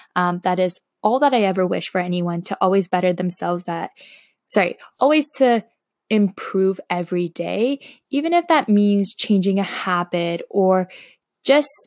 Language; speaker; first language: English; non-native, fluent; Slovak